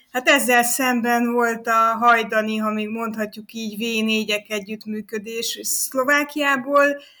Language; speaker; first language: Hungarian; native; Hungarian